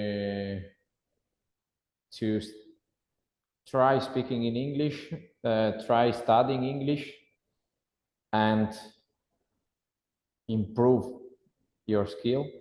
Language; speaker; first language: English; non-native, learner; Italian